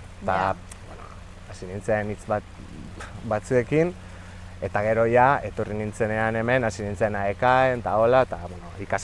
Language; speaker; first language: Basque; non-native, fluent; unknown